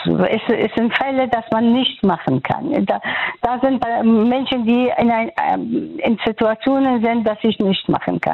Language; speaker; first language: German; non-native, fluent; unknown